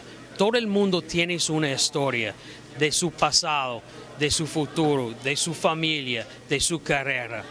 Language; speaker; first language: Spanish; non-native, fluent; English